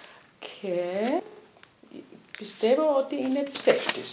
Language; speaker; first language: Greek; non-native, learner; German